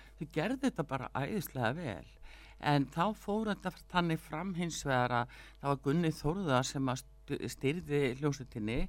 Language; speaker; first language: Icelandic; early bilingual, heritage; Icelandic